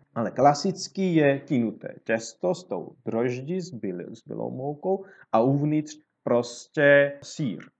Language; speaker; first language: Czech; non-native, fluent; Georgian